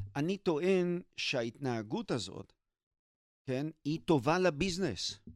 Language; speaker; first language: Hebrew; native; Hebrew